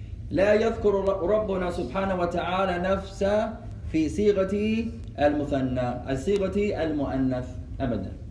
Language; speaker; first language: Arabic; native; Arabic